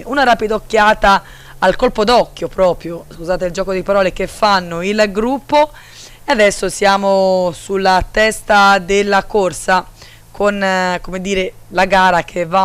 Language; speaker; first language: Italian; native; Italian